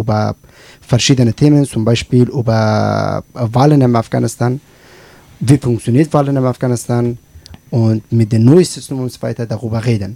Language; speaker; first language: German; non-native, learner; Persian